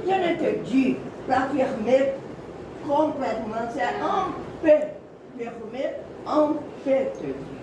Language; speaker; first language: French; non-native, learner; Portuguese